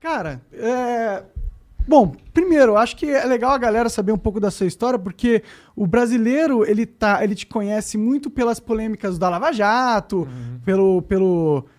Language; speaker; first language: Portuguese; native; Portuguese